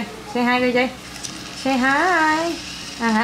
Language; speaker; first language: Vietnamese; native; Vietnamese